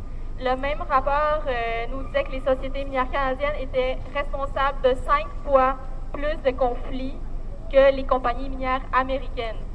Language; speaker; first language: French; native; French